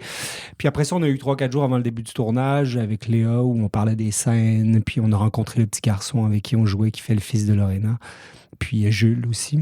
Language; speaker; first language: French; native; French